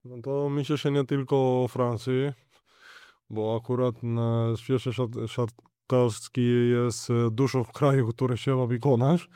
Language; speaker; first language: Polish; non-native, learner; Spanish